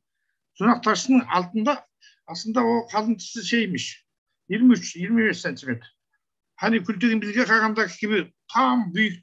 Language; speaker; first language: Turkish; non-native, learner; Kazakh